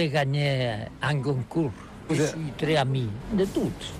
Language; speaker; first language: French; non-native, learner; Catalan